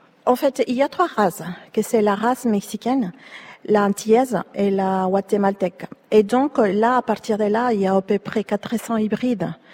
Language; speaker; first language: French; non-native, fluent; Spanish